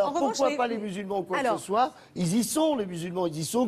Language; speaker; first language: French; native; French